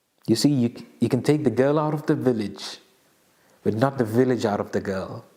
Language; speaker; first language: English; non-native, local second language; Bangla